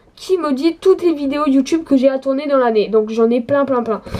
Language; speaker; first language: French; native; French